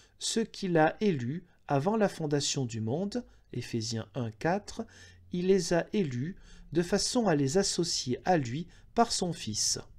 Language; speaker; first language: French; native; French